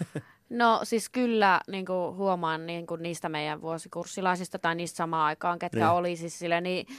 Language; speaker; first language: Finnish; native; Finnish